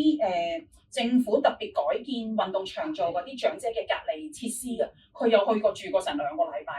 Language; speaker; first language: Cantonese; native; Cantonese